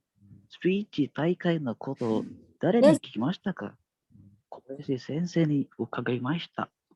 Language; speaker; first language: Japanese; non-native, learner; Indonesian